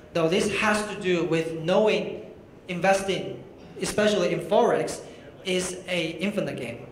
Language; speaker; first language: English; non-native, fluent; Chinese